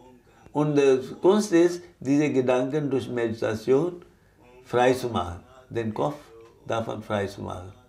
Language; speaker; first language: German; non-native, fluent; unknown